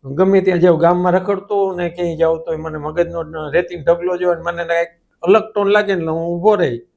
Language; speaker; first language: Gujarati; native; Gujarati